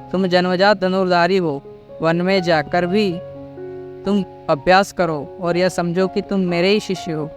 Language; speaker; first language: Hindi; native; Hindi